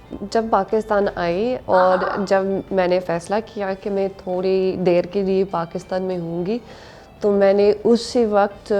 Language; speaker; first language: Hindi; non-native, learner; English